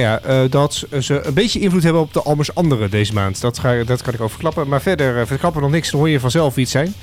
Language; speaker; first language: Dutch; native; Dutch